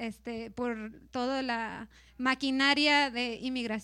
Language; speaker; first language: Spanish; early bilingual, heritage; Spanish